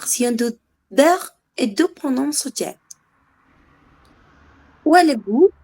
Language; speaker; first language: French; non-native, learner; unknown